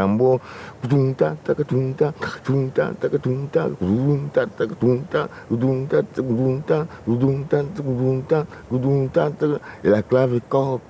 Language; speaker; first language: Spanish; non-native, fluent; Lingala